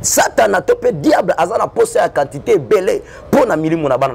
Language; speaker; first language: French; non-native, local second language; Lingala